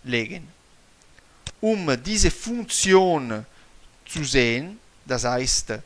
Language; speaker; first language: German; non-native, fluent; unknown